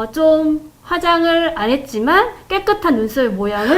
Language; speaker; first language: Korean; native; Korean